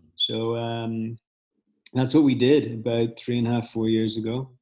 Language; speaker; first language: English; native; English